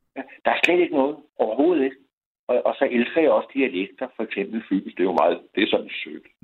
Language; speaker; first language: Danish; native; Danish